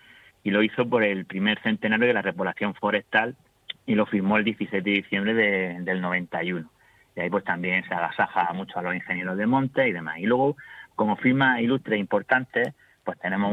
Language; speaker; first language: Spanish; native; Spanish